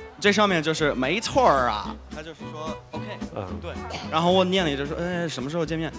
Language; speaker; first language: Chinese; non-native, fluent; English